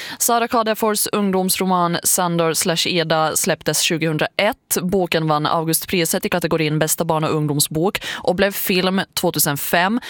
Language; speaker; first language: Swedish; native; Swedish